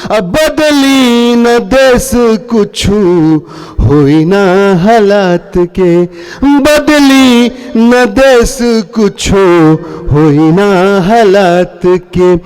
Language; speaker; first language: Hindi; non-native, local second language; Bhojpuri